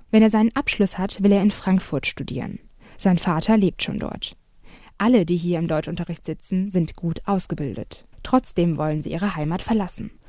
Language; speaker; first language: German; native; German